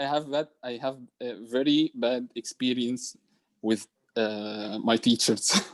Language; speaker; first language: English; non-native, learner; Arabic